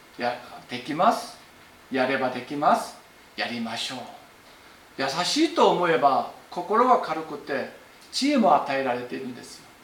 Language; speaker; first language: Japanese; non-native, fluent; Korean